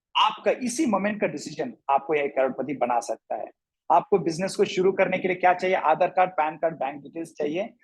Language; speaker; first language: Hindi; non-native, local second language; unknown